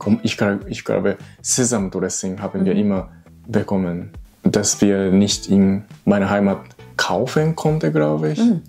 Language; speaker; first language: German; non-native, learner; Japanese